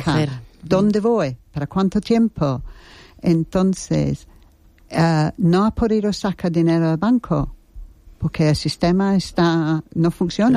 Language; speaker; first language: Spanish; non-native, learner; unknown